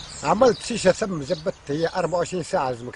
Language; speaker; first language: Arabic; native; Arabic